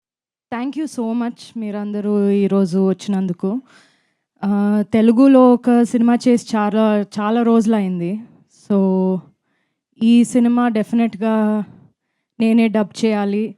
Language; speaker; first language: Telugu; non-native, fluent; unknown